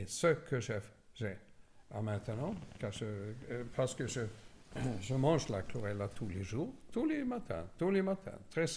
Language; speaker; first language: French; non-native, learner; Swedish